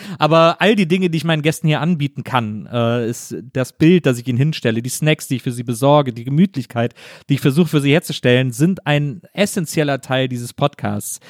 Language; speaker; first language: German; native; German